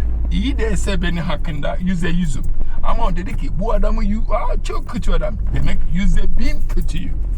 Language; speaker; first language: Turkish; non-native, fluent; Yoruba